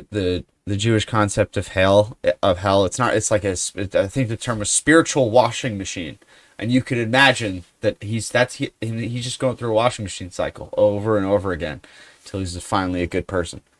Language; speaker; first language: English; native; English